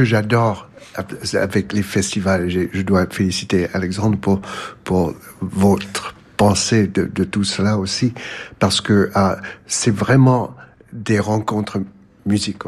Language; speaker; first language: French; non-native, fluent; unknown